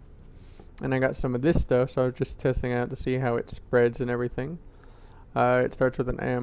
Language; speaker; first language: English; native; English